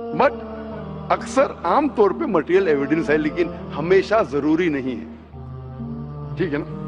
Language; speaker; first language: Hindi; non-native, local second language; Konkani